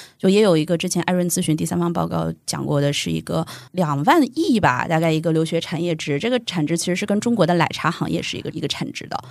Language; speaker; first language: Chinese; native; Chinese